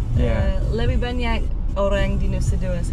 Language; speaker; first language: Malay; non-native, learner; English